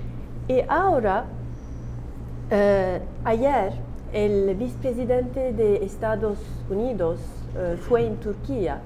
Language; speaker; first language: Spanish; non-native, learner; Turkish